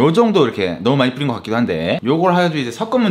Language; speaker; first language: Korean; native; Korean